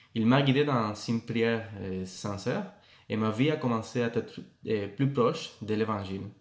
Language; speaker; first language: French; non-native, fluent; Spanish